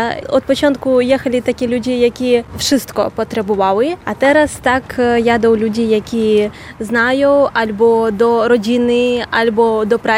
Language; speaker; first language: Polish; non-native, learner; Russian